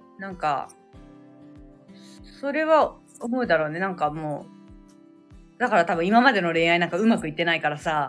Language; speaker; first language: Japanese; native; Japanese